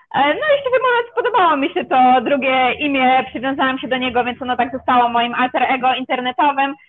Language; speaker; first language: Polish; native; Polish